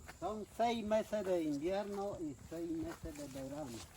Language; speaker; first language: Spanish; non-native, local second language; Ticuna